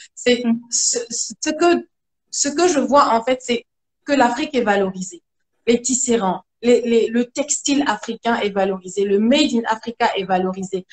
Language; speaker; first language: French; non-native, local second language; Mandingo